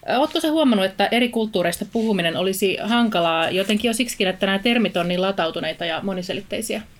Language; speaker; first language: Finnish; native; Finnish